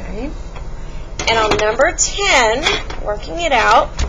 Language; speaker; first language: English; native; English